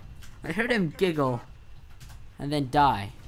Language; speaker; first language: English; native; English